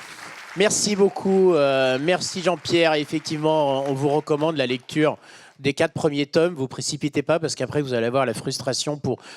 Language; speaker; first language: French; native; French